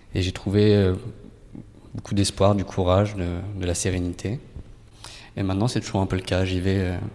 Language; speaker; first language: French; native; French